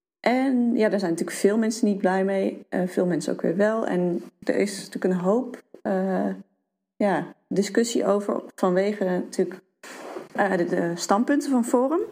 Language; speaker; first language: Dutch; native; Dutch